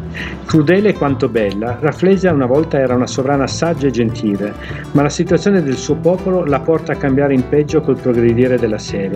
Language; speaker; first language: Italian; native; Italian